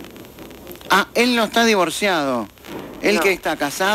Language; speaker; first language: Spanish; native; Spanish